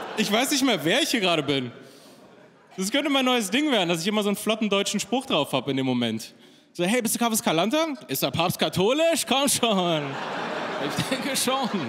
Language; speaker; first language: German; early bilingual, other home language; Persian